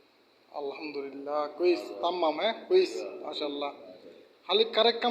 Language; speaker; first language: Arabic; non-native, learner; Bangla